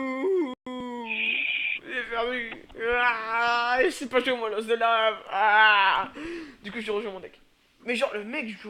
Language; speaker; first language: French; native; French